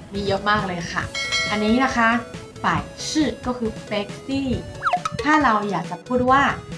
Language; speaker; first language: Thai; non-native, fluent; Chinese